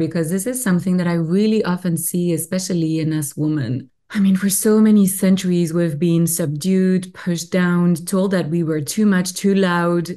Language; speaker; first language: English; non-native, fluent; French